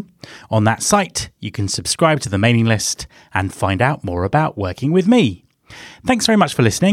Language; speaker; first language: English; native; English